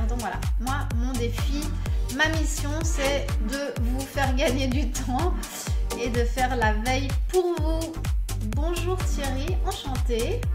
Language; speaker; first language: French; native; French